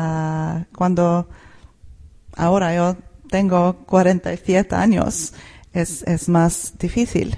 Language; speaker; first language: Spanish; non-native, fluent; Swedish